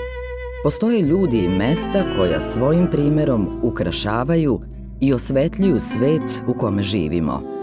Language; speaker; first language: Serbian; native; Serbian